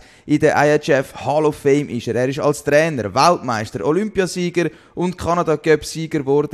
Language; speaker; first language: German; native; German